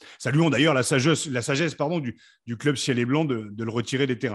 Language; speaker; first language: French; native; French